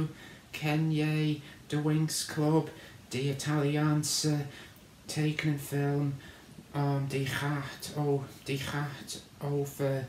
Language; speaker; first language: Dutch; non-native, learner; English